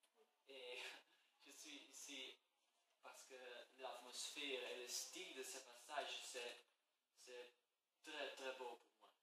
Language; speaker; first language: French; non-native, learner; Dutch